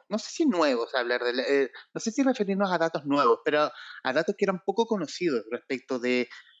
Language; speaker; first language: Spanish; native; Spanish